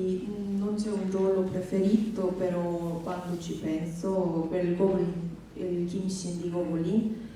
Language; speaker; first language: Italian; non-native, fluent; Korean